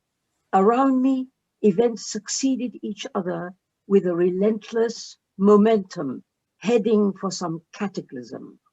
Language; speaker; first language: English; early bilingual, other home language; Arabic